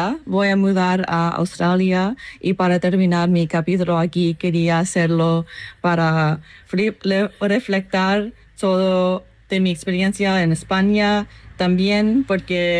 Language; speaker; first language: Spanish; non-native, learner; English